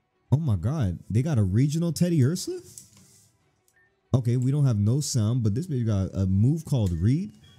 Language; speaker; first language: English; native; English